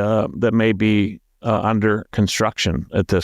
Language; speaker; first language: English; native; English